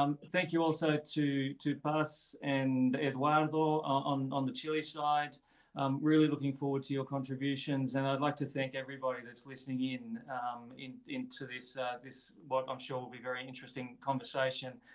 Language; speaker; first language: English; native; English